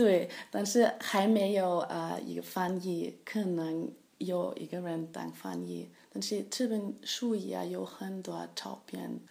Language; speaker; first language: Chinese; non-native, learner; German